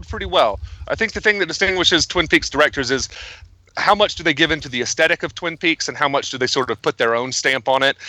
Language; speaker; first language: English; native; English